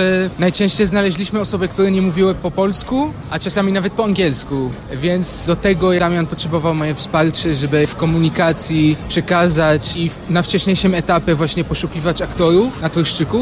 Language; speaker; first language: Polish; non-native, fluent; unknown